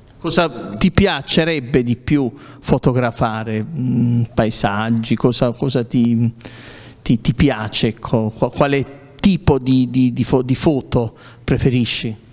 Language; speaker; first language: Italian; native; Italian